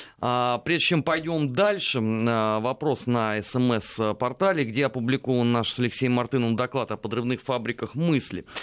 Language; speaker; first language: Russian; native; Russian